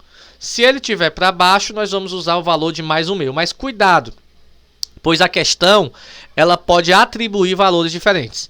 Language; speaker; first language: Portuguese; native; Portuguese